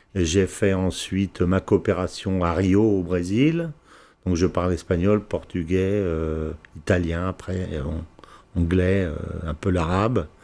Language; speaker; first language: French; early bilingual, heritage; French